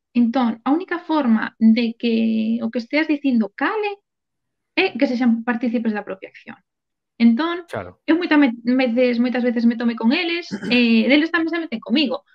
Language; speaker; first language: Galician; non-native, local second language; Spanish